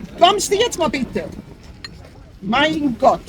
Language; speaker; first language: German; early bilingual, other home language; Turkish